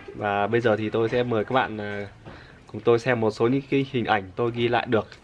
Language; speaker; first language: Vietnamese; non-native, local second language; Iu Mien